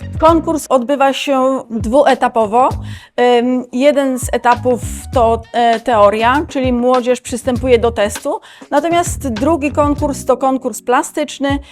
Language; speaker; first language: Polish; native; Polish